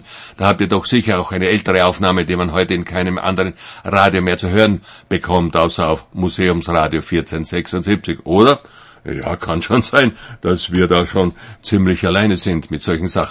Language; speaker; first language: German; native; German